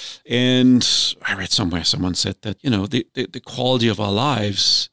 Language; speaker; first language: English; non-native, fluent; Danish